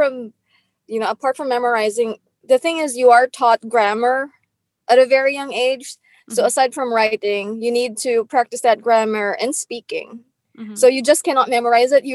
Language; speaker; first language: English; non-native, local second language; Filipino